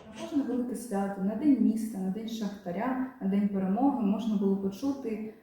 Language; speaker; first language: Ukrainian; non-native, local second language; Russian